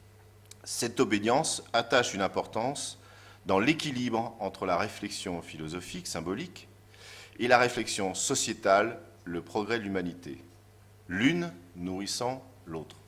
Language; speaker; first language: French; native; French